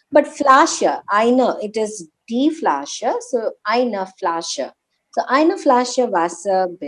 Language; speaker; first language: German; non-native, learner; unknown